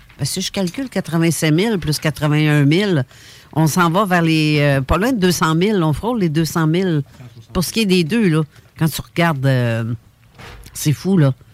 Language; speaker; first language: French; native; French